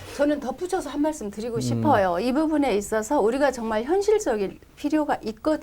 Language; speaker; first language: Korean; native; Korean